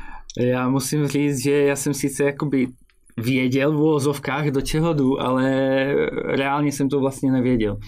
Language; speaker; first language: Czech; native; Czech